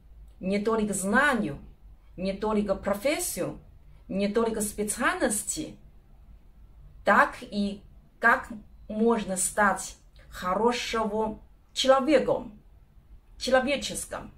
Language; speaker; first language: Russian; non-native, learner; Chinese